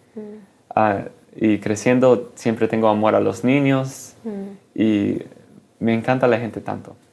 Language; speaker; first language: Spanish; early bilingual, heritage; Spanish